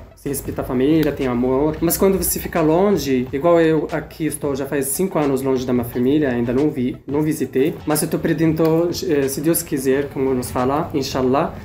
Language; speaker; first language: Portuguese; non-native, fluent; Arabic